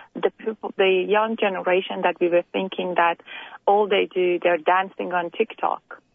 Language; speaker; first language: English; non-native, fluent; Persian